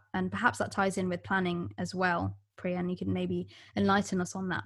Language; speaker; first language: English; native; English